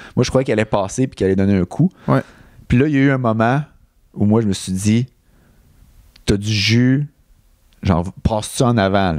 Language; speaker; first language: French; native; French